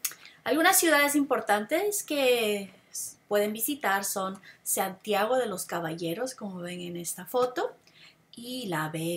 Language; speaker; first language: Spanish; non-native, fluent; English